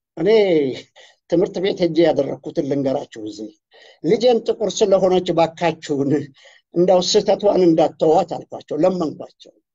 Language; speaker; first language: Amharic; non-native, local second language; Oromo